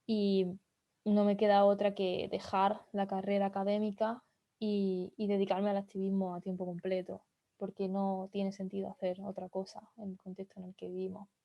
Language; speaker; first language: Spanish; native; Spanish